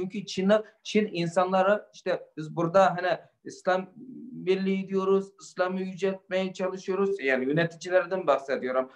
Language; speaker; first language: Turkish; non-native, fluent; Uyghur